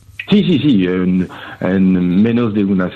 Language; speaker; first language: Spanish; non-native, fluent; French